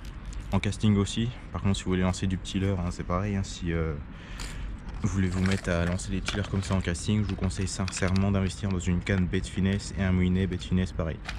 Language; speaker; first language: French; native; French